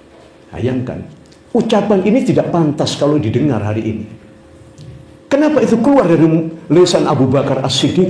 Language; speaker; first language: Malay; non-native, local second language; Javanese